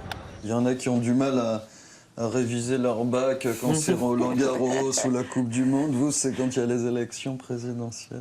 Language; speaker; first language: French; native; French